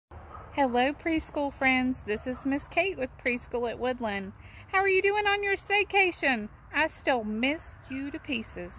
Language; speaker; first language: English; native; English